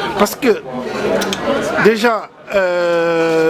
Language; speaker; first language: French; non-native, local second language; Wolof